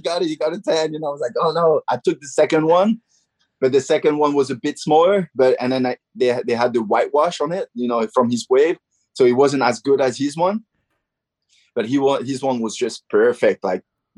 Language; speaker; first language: English; non-native, fluent; French